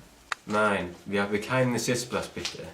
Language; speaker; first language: German; non-native, learner; Icelandic